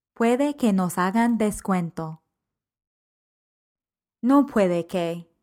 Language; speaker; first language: Spanish; non-native, fluent; English